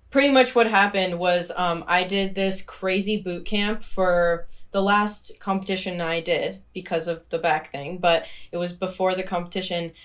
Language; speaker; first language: English; early bilingual, other home language; Ukrainian